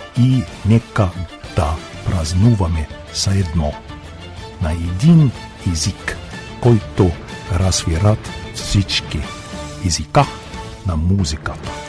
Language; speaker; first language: Bulgarian; non-native, fluent; German